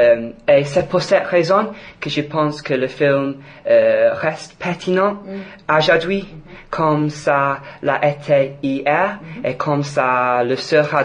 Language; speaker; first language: French; non-native, fluent; English